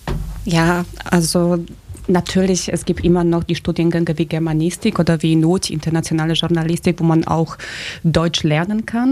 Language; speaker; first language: German; early bilingual, other home language; Polish